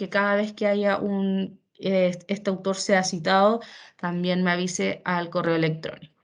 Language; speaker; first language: Spanish; native; Spanish